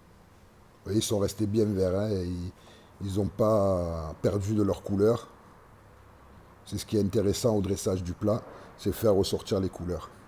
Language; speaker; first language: French; native; French